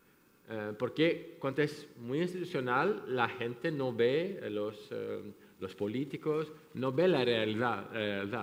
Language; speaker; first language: Spanish; non-native, fluent; French